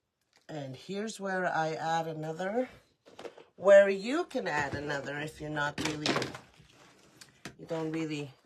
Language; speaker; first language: English; native; English